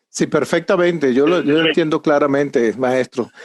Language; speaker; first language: Spanish; native; Spanish